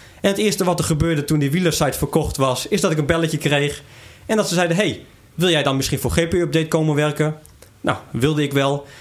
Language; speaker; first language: Dutch; native; Dutch